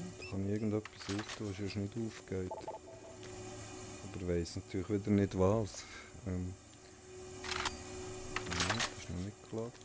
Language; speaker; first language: German; native; German